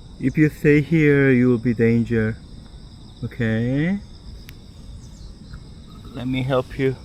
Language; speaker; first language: English; non-native, learner; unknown